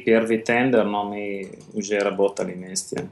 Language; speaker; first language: Russian; non-native, learner; Italian